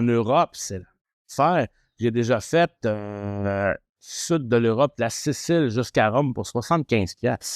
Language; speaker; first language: French; native; French